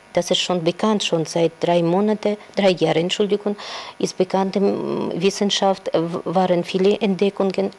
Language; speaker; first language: German; non-native, learner; Russian